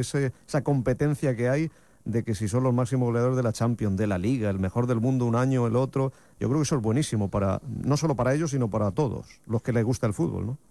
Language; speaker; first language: Spanish; native; Spanish